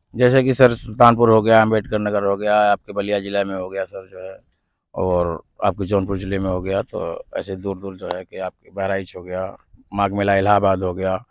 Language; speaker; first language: Hindi; native; Hindi